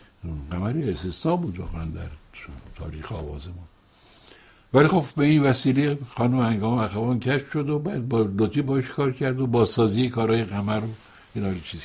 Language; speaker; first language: Persian; native; Persian